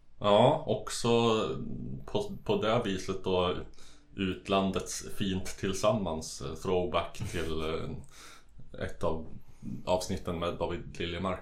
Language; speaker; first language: Swedish; native; Swedish